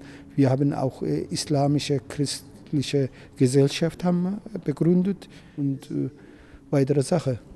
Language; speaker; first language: German; non-native, learner; Turkish